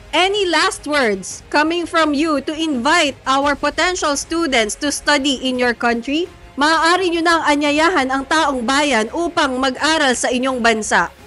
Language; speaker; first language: Filipino; native; Filipino